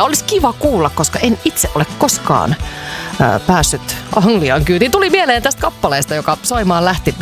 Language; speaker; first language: Finnish; native; Finnish